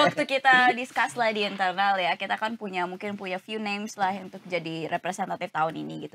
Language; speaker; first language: Indonesian; native; Indonesian